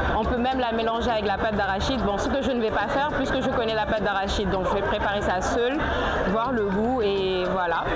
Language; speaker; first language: French; non-native, local second language; Wolof